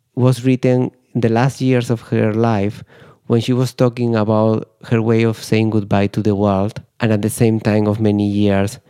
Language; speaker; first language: English; non-native, fluent; Spanish